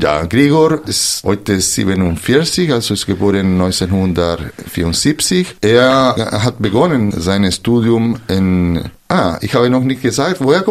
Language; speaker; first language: German; non-native, fluent; Spanish